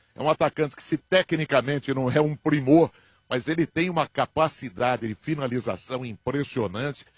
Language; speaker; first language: Portuguese; native; Portuguese